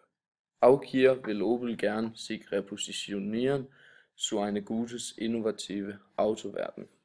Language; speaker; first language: German; non-native, learner; Danish